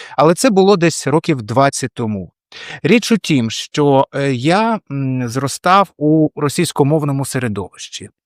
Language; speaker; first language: Ukrainian; non-native, local second language; Russian